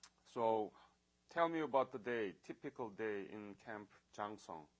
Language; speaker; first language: English; non-native, fluent; Korean